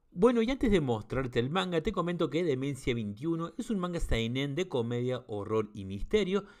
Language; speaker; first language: Spanish; native; Spanish